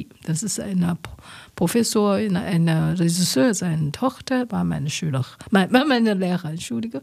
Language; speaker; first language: German; non-native, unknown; Chinese